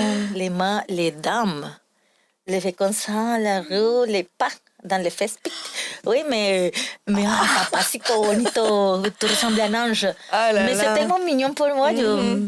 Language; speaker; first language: French; non-native, learner; Spanish